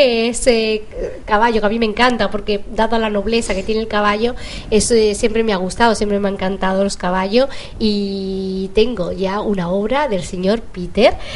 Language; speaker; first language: Spanish; native; Spanish